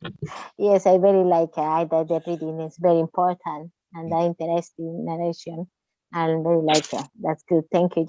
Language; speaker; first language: English; non-native, learner; Spanish